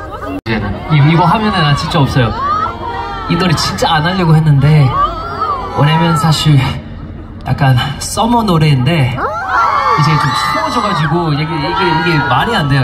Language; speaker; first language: Korean; non-native, fluent; English